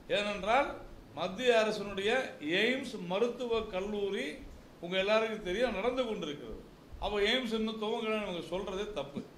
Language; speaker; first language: Tamil; native; Tamil